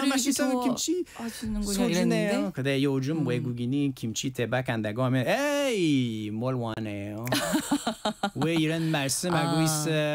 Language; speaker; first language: Korean; non-native, learner; French